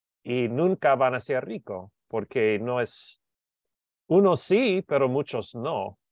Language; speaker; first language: Spanish; non-native, learner; English